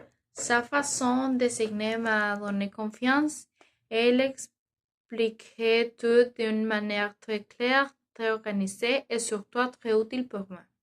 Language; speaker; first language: French; non-native, learner; Spanish